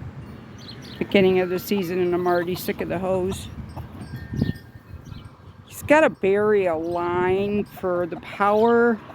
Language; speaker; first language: English; native; English